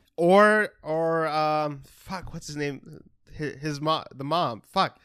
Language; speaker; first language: English; non-native, fluent; Portuguese